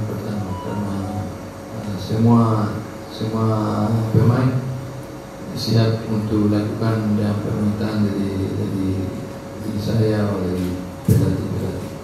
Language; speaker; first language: Indonesian; non-native, learner; Spanish